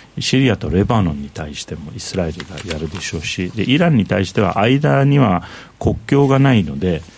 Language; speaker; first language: Japanese; non-native, fluent; Turkish